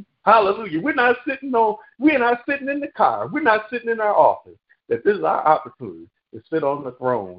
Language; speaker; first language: English; native; English